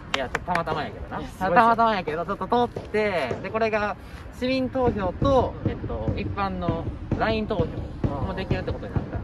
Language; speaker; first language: Japanese; native; Japanese